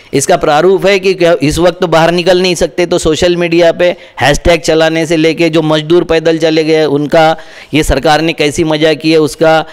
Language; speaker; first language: Hindi; non-native, local second language; Marathi